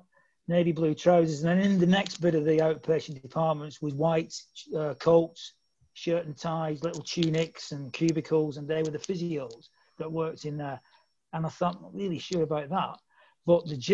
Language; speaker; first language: English; native; English